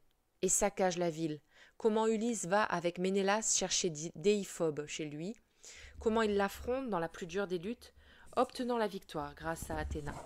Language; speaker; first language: French; native; French